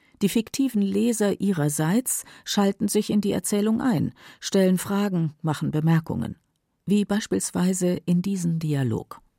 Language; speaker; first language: German; native; German